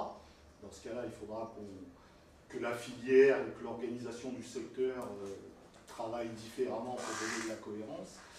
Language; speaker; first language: French; native; French